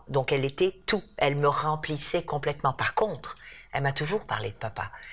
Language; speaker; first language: French; native; French